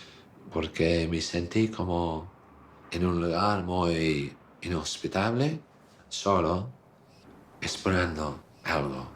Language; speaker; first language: Spanish; non-native, fluent; English